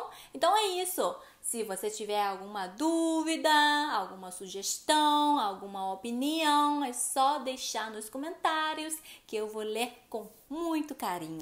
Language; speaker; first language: Portuguese; non-native, fluent; Chinese